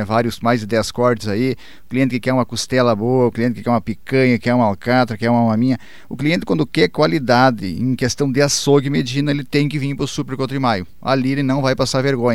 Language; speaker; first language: Portuguese; native; Portuguese